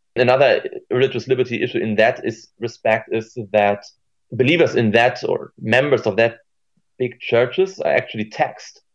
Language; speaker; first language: English; non-native, fluent; German